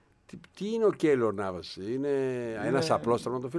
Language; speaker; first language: Greek; native; Greek